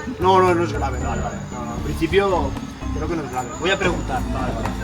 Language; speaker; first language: Spanish; native; Spanish